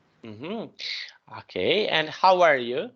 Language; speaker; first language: English; non-native, fluent; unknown